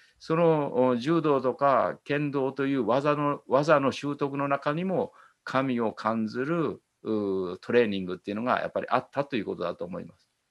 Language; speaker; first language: Japanese; native; Japanese